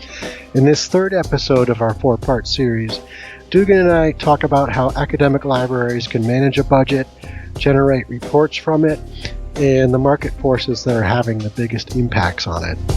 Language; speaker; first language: English; native; English